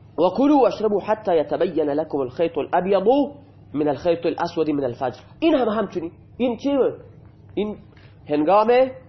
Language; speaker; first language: Persian; non-native, local second language; Baluchi